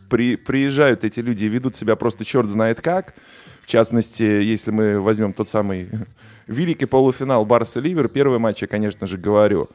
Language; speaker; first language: Russian; native; Russian